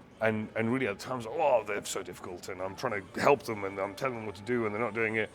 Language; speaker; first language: English; native; English